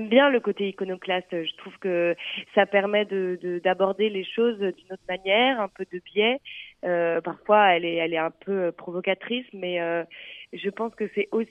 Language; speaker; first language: French; native; French